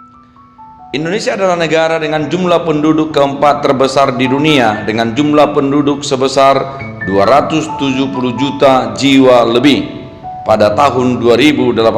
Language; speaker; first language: Indonesian; native; Indonesian